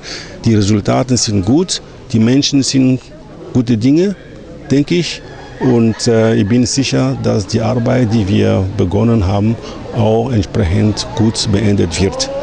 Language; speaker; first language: German; non-native, fluent; French